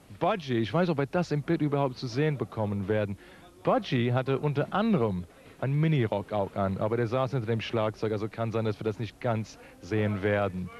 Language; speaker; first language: German; native; German